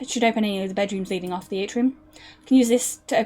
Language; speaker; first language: English; native; English